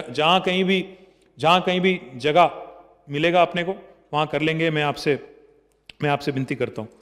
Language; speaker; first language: Hindi; non-native, local second language; Telugu